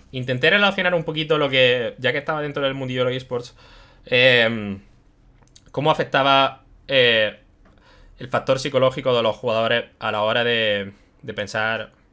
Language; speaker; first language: Spanish; early bilingual, other home language; German